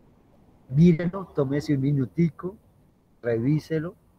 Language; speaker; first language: Spanish; native; Spanish